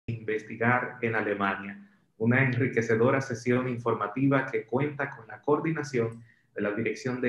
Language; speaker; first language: Spanish; native; Spanish